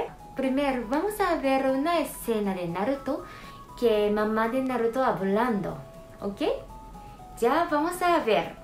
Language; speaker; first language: Spanish; non-native, fluent; Japanese